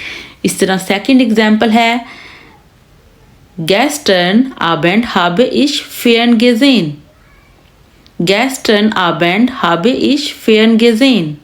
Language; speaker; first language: German; non-native, learner; Urdu